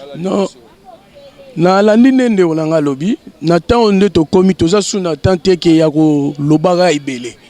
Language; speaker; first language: Lingala; native; Lingala